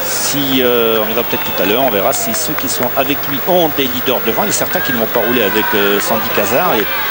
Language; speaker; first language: French; native; French